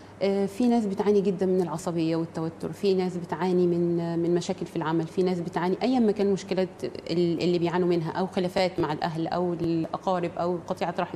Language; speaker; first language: Arabic; native; Arabic